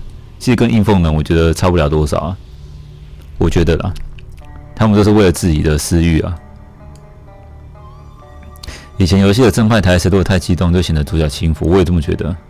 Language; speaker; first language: Chinese; native; Chinese